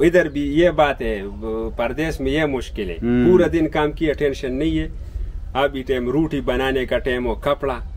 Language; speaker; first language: Hindi; non-native, local second language; Pashto